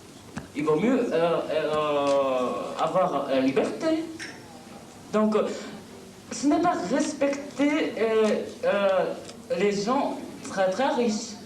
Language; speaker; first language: French; non-native, fluent; Japanese